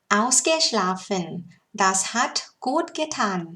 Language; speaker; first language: German; non-native, learner; Thai